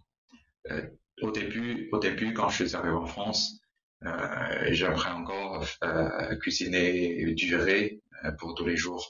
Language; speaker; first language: French; non-native, learner; Chinese